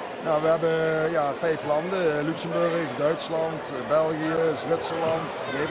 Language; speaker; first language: Dutch; native; Dutch